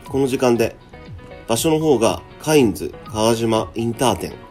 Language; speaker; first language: Japanese; native; Japanese